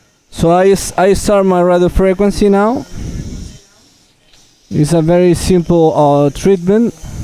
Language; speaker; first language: English; non-native, fluent; Spanish